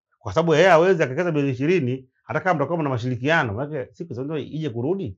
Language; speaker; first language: Swahili; native; Swahili